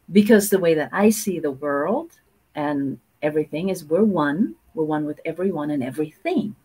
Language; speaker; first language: English; non-native, fluent; German